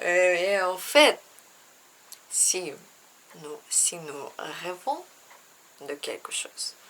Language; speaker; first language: French; non-native, learner; Russian